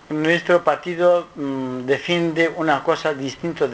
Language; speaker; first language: Spanish; non-native, learner; Kurdish